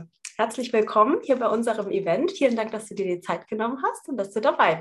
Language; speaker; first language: German; native; German